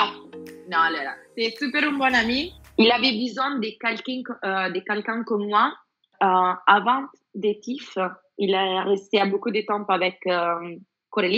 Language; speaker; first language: French; non-native, fluent; Spanish